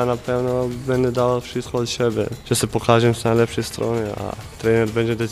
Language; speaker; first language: Polish; non-native, fluent; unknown